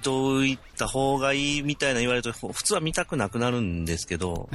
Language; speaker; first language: Japanese; native; Japanese